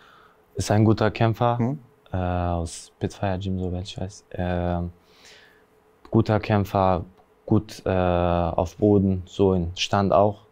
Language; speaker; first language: German; early bilingual, other home language; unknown